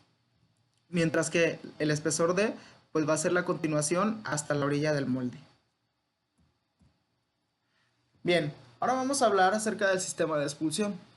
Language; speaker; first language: Spanish; native; Spanish